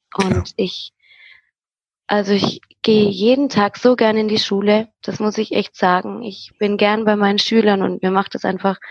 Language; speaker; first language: German; native; German